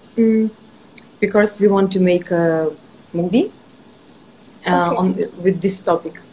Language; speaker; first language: English; non-native, fluent; Russian